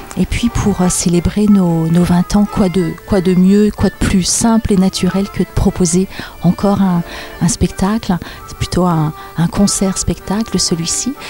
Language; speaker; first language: French; native; French